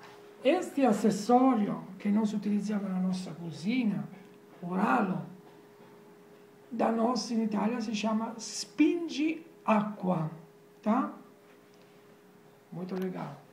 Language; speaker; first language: Portuguese; non-native, fluent; Italian